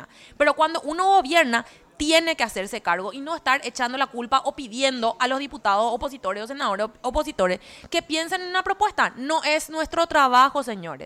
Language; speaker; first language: Spanish; native; Spanish